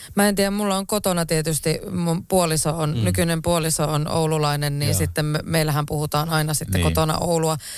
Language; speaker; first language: Finnish; native; Finnish